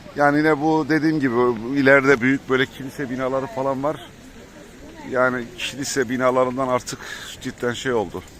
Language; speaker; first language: Turkish; native; Turkish